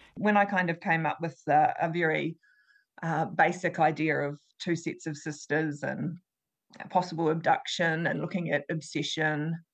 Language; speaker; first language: English; native; English